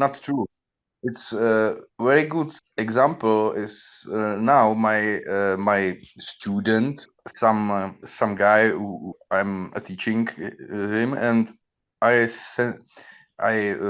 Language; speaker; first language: English; non-native, learner; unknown